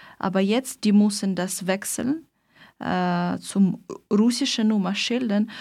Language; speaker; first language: German; non-native, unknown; Ukrainian